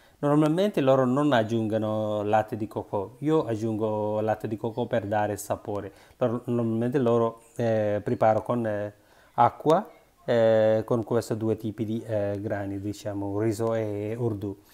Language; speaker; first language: Italian; non-native, learner; Sinhala